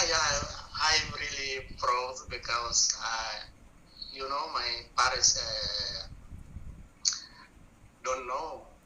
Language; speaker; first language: English; non-native, learner; Indonesian